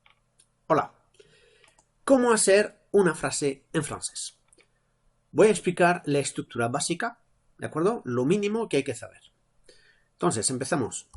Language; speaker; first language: Spanish; non-native, fluent; French